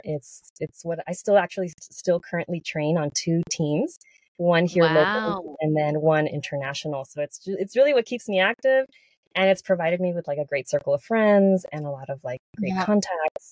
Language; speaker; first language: English; native; English